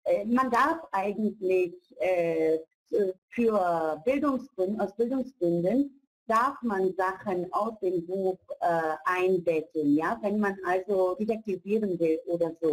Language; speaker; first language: German; non-native, fluent; Greek